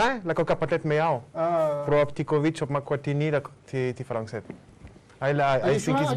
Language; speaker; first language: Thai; non-native, learner; French